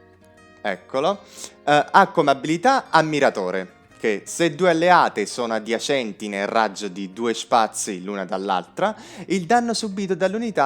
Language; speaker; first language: Italian; native; Italian